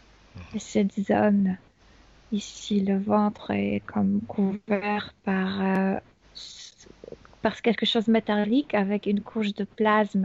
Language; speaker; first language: French; non-native, fluent; Spanish